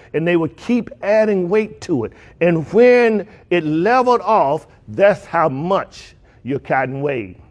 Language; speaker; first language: English; native; English